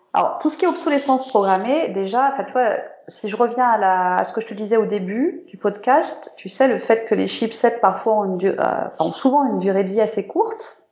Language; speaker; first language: French; native; French